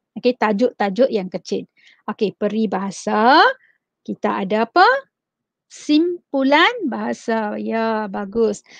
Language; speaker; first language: Malay; non-native, local second language; Tamil